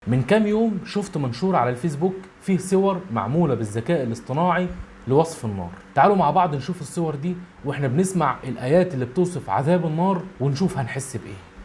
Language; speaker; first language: Arabic; native; Arabic